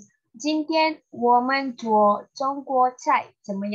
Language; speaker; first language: Chinese; non-native, learner; Malay